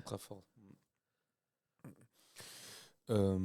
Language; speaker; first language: French; native; French